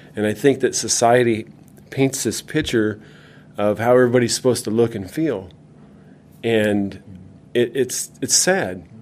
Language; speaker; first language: English; native; English